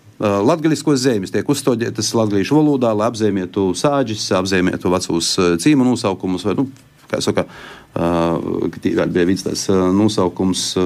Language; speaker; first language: Latvian; native; Latvian